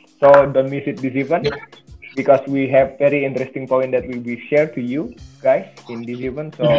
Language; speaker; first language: English; non-native, learner; Indonesian